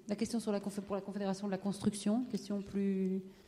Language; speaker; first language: French; native; French